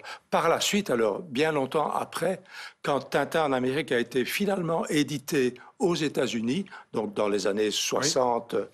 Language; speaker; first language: French; native; French